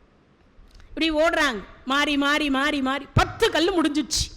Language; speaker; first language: Tamil; native; Tamil